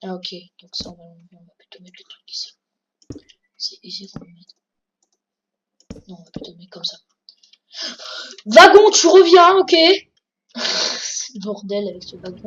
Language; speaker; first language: French; native; French